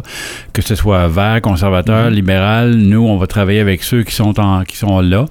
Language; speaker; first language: French; native; French